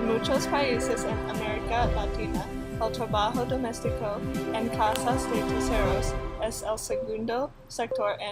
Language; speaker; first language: Spanish; non-native, learner; English